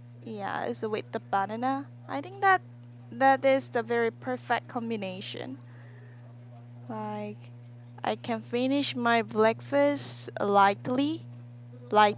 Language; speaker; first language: English; non-native, learner; Korean